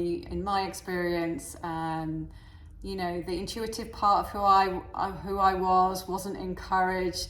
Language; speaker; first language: English; native; English